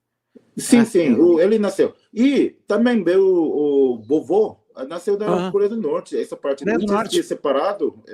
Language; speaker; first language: Portuguese; non-native, learner; Korean